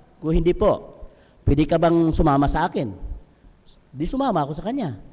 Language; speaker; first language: Filipino; non-native, local second language; Hiligaynon